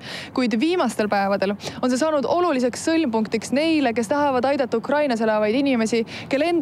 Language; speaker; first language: Estonian; native; Estonian